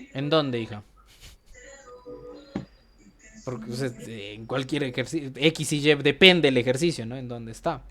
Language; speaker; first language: Spanish; native; Spanish